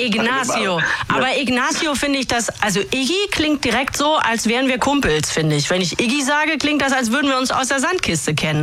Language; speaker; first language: German; native; German